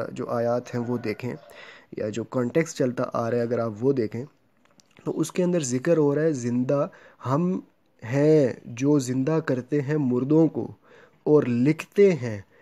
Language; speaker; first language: Urdu; native; Urdu